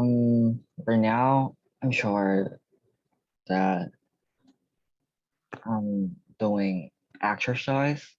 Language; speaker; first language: English; non-native, learner; Korean